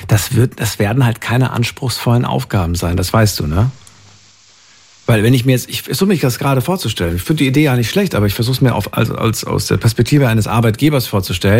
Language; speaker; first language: German; native; German